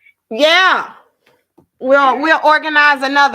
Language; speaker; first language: English; native; English